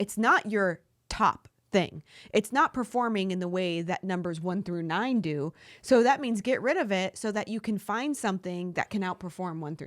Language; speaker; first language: English; native; English